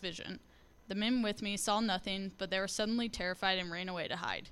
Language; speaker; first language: English; native; English